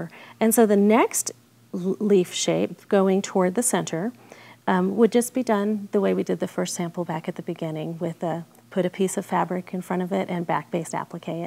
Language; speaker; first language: English; native; English